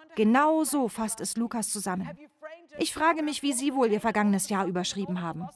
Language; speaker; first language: German; non-native, fluent; English